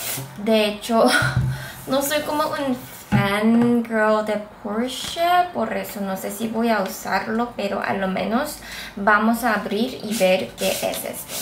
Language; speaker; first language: Spanish; non-native, fluent; Korean